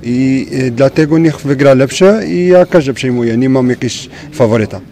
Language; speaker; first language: Polish; non-native, fluent; French